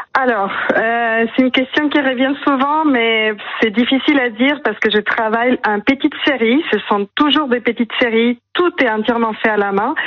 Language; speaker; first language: French; non-native, fluent; Spanish